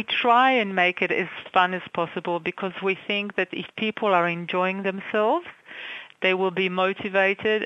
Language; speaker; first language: English; non-native, fluent; Hebrew